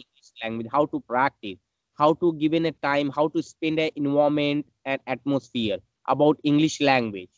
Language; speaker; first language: English; non-native, learner; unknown